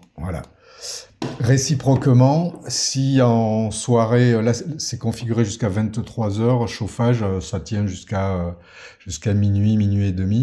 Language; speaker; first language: French; native; French